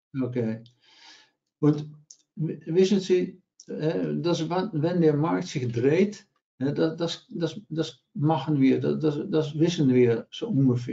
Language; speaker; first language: German; non-native, learner; Dutch